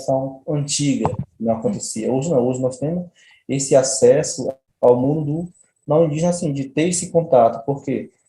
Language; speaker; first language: Portuguese; non-native, local second language; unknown